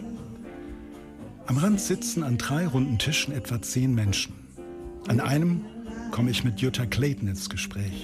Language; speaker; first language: German; native; German